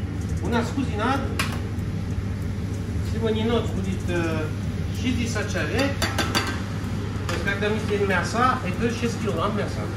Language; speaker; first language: Russian; non-native, learner; French